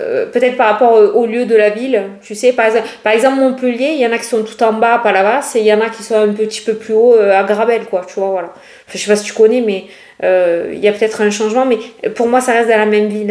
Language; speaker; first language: French; native; French